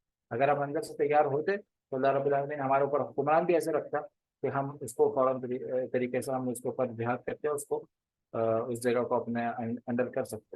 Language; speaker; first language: Urdu; native; Urdu